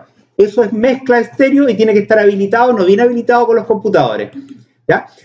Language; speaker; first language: Spanish; native; Spanish